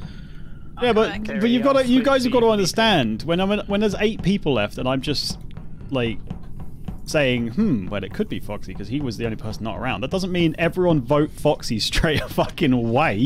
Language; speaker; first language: English; native; English